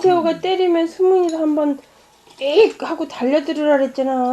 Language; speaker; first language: Korean; native; Korean